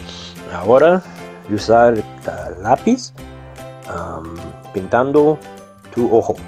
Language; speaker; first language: Spanish; non-native, learner; English